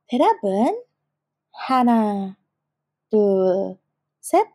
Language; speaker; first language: Korean; non-native, fluent; Indonesian